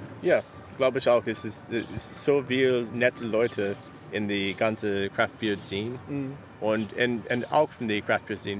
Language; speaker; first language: German; non-native, learner; English